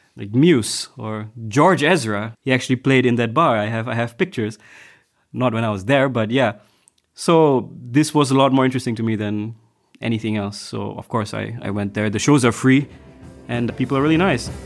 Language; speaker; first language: English; non-native, local second language; Tamil